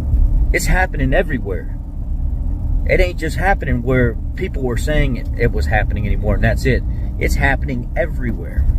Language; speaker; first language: English; native; English